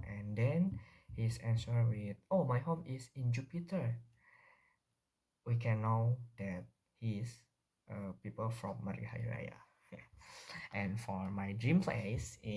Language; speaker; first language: English; non-native, learner; Indonesian